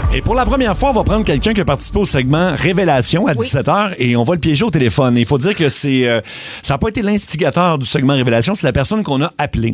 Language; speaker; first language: French; native; French